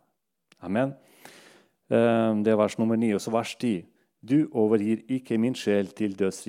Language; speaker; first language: Norwegian; non-native, local second language; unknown